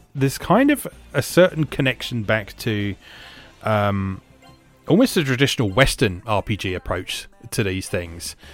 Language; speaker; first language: English; native; English